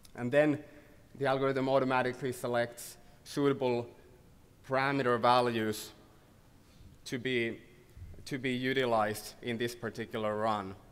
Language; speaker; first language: English; non-native, fluent; Finnish